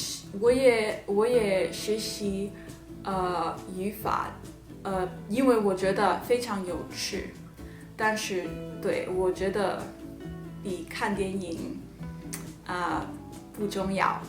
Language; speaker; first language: Chinese; non-native, learner; English